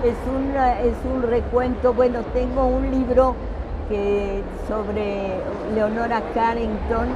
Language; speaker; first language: Spanish; early bilingual, other home language; French